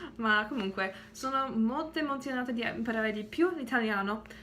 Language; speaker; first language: Italian; non-native, learner; English